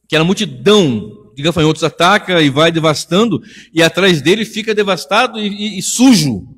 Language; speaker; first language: Portuguese; native; Portuguese